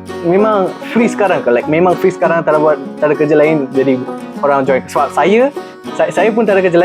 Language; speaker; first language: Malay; non-native, local second language; Tamil